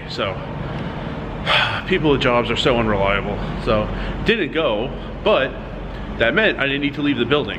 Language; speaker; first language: English; native; English